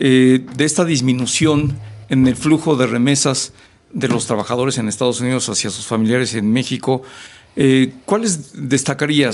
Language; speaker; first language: Spanish; native; Spanish